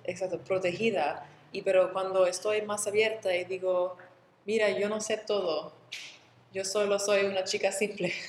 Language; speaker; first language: Spanish; early bilingual, other home language; English